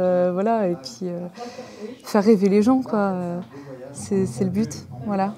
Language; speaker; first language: French; native; French